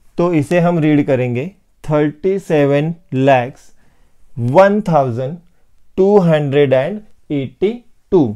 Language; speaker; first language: Hindi; non-native, local second language; Marathi